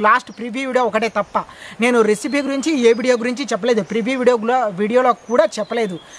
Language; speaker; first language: Telugu; non-native, local second language; Lambadi